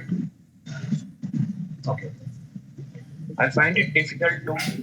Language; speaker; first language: English; non-native, learner; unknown